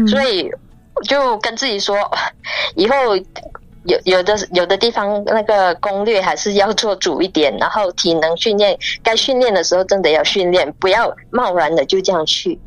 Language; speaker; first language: Chinese; non-native, fluent; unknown